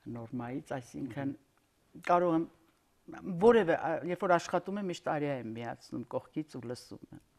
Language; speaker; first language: Armenian; native; Armenian